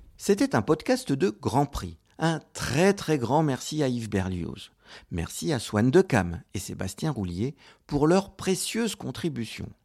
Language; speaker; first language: French; native; French